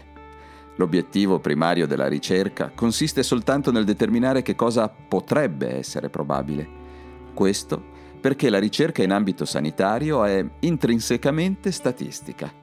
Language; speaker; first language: Italian; native; Italian